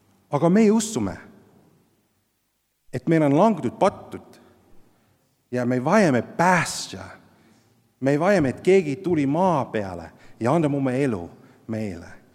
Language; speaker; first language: Estonian; non-native, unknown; English